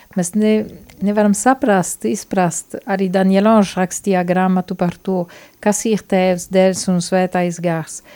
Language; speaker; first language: Latvian; non-native, fluent; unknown